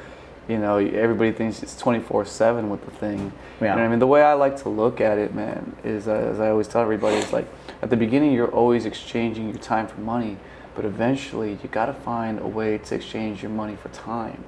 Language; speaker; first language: English; native; English